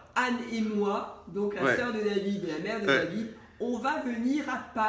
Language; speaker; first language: French; native; French